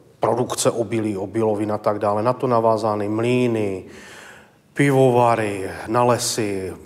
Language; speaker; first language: Czech; native; Czech